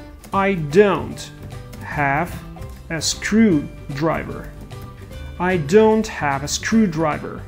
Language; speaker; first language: English; non-native, fluent; Russian